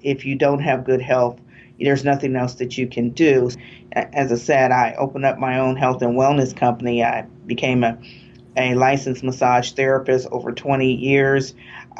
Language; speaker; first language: English; native; English